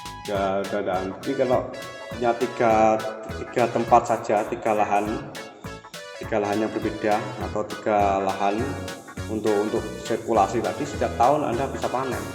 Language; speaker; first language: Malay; non-native, local second language; Javanese